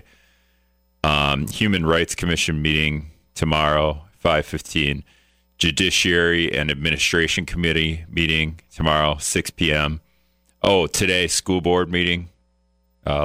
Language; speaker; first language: English; native; English